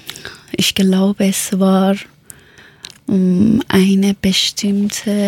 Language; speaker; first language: German; non-native, learner; Persian